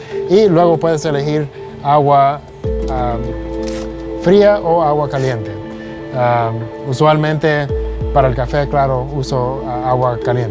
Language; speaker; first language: Spanish; early bilingual, heritage; Spanish